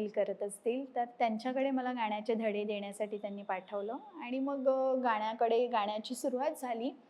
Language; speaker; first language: Marathi; native; Marathi